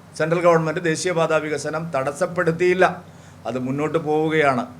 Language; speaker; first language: Malayalam; native; Malayalam